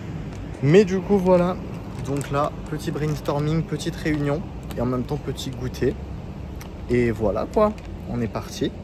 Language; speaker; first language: French; native; French